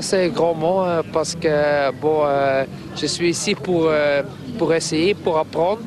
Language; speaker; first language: French; non-native, fluent; Dutch